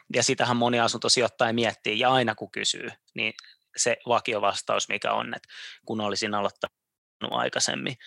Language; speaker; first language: Finnish; native; Finnish